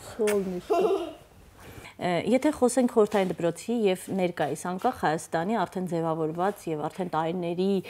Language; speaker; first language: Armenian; native; Armenian